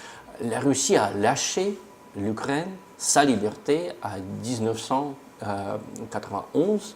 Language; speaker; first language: French; non-native, fluent; Russian